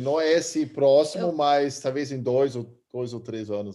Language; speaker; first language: Portuguese; early bilingual, other home language; German